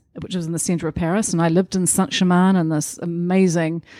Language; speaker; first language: English; native; English